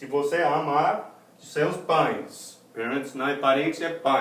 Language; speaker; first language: Portuguese; non-native, fluent; English